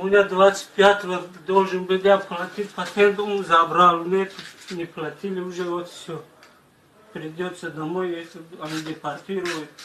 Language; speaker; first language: Russian; non-native, learner; Tajik